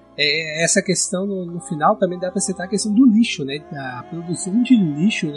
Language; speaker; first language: Portuguese; native; Portuguese